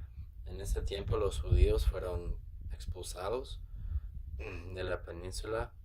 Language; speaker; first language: Spanish; non-native, learner; English